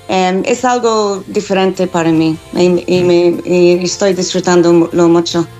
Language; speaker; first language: Spanish; non-native, fluent; English